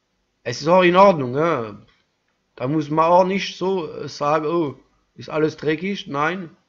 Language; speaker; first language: German; non-native, learner; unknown